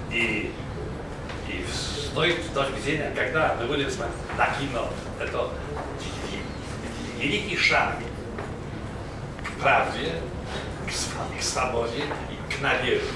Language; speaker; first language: Russian; non-native, fluent; Polish